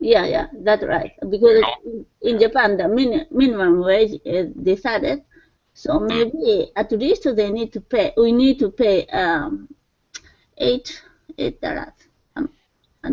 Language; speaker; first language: English; non-native, learner; Japanese